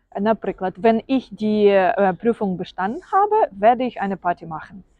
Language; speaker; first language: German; non-native, fluent; Ukrainian